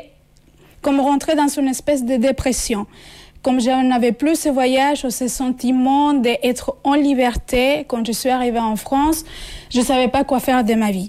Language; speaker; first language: French; non-native, fluent; Spanish